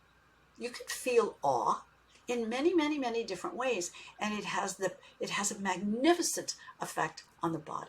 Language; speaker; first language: English; native; English